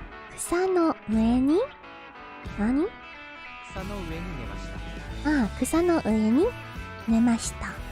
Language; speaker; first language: Japanese; non-native, learner; English